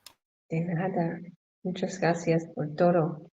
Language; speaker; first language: Spanish; non-native, learner; English